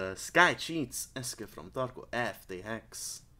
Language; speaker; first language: English; non-native, fluent; Hungarian